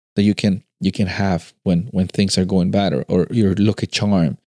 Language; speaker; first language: English; non-native, fluent; Spanish